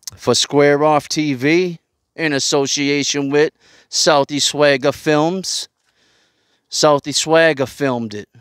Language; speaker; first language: English; native; English